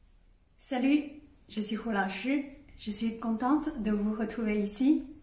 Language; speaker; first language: French; non-native, fluent; Chinese